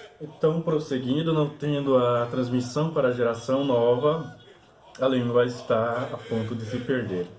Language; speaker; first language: Portuguese; non-native, local second language; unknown